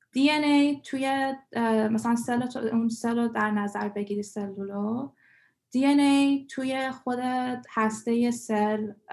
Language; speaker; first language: Persian; early bilingual, heritage; Persian